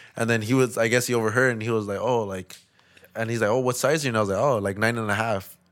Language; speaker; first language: English; native; English